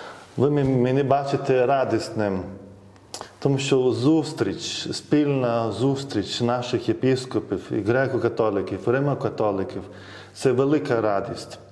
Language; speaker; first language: Ukrainian; non-native, fluent; Lithuanian